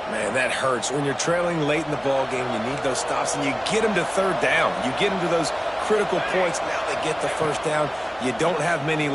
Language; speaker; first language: English; native; English